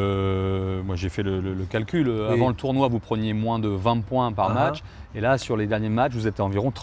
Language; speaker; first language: French; native; French